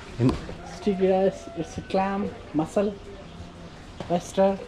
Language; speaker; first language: English; non-native, learner; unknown